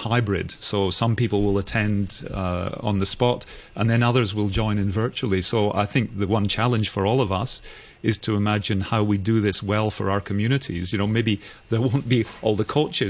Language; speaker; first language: English; native; English